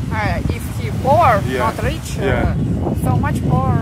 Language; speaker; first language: English; non-native, learner; Russian